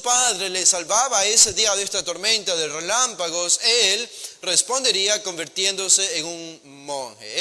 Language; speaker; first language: Spanish; native; Spanish